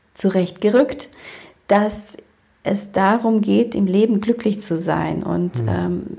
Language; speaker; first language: German; early bilingual, other home language; Romanian